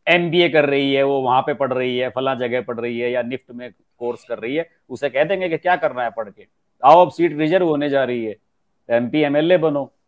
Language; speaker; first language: Hindi; native; Hindi